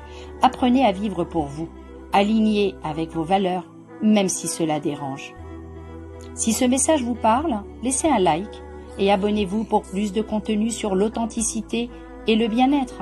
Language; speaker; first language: French; native; French